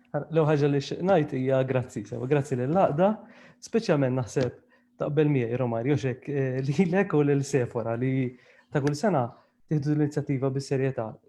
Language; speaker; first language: Maltese; native; Maltese